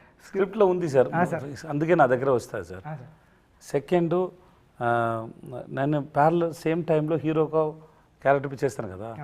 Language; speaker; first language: Telugu; non-native, learner; Tamil